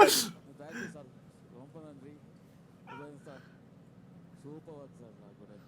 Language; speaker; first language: Tamil; non-native, learner; Malayalam